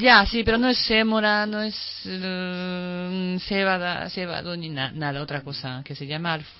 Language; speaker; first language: Spanish; non-native, fluent; Japanese